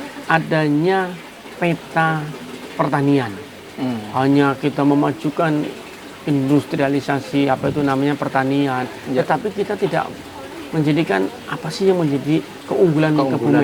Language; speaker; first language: Indonesian; native; Indonesian